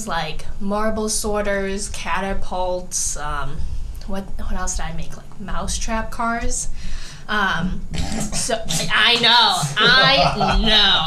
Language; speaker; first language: English; native; English